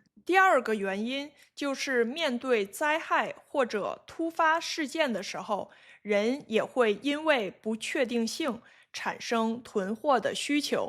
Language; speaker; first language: Chinese; native; Chinese